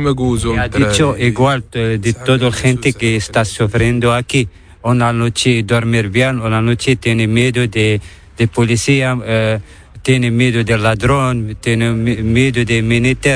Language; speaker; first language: Spanish; non-native, learner; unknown